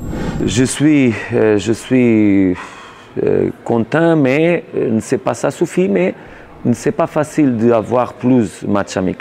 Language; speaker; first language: French; non-native, learner; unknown